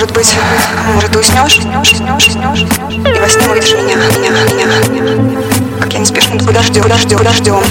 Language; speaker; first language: Russian; native; Russian